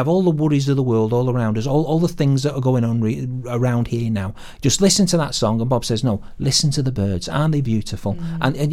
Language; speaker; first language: English; native; English